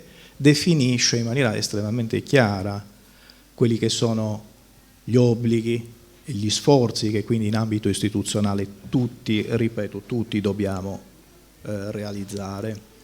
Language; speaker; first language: Italian; native; Italian